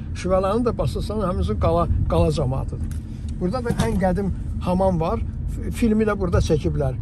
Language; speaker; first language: Azerbaijani; native; Azerbaijani